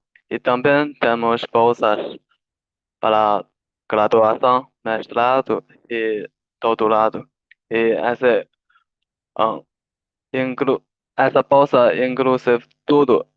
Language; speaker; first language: Portuguese; non-native, learner; Chinese